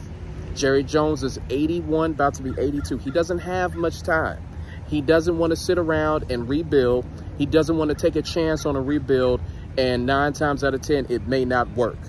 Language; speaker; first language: English; native; English